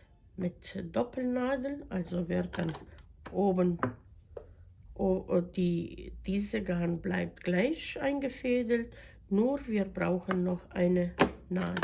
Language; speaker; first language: German; non-native, fluent; Croatian